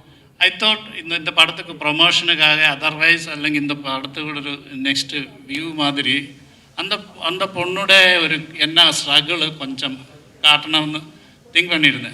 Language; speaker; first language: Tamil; non-native, learner; Malayalam